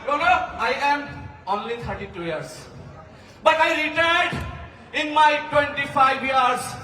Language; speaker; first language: English; non-native, local second language; Bangla